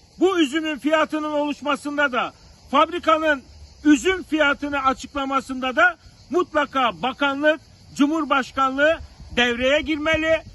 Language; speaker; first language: Turkish; native; Turkish